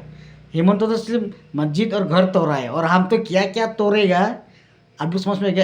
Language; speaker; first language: Hindi; non-native, local second language; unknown